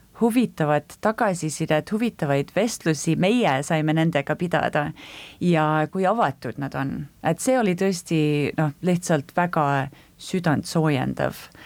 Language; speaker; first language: Estonian; early bilingual, heritage; Estonian